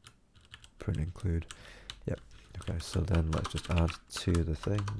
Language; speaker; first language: English; native; English